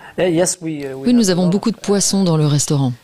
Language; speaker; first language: French; non-native, fluent; Danish